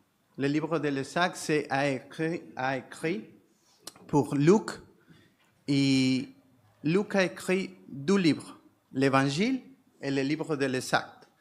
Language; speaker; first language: French; non-native, fluent; Spanish